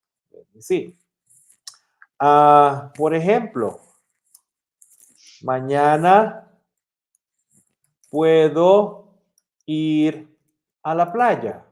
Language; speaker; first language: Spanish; non-native, fluent; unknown